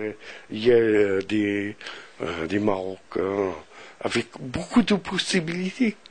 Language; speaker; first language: French; non-native, local second language; Arabic